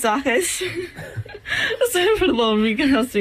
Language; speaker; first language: Spanish; non-native, learner; English